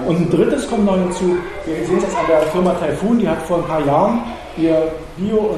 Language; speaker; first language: German; native; German